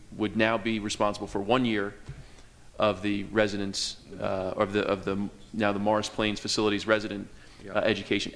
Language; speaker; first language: English; native; English